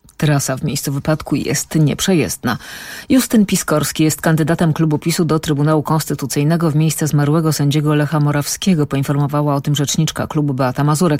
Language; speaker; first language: Polish; native; Polish